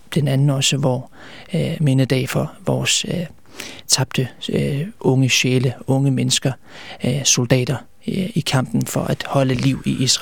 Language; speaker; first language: Danish; early bilingual, other home language; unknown